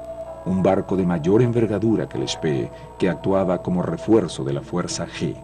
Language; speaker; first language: Spanish; native; Spanish